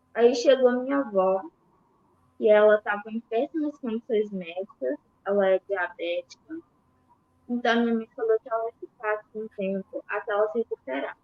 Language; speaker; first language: Portuguese; early bilingual, other home language; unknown